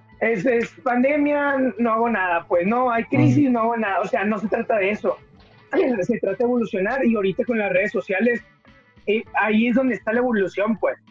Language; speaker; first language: Spanish; native; Spanish